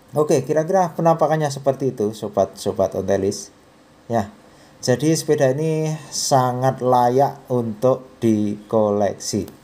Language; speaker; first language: Indonesian; non-native, local second language; Javanese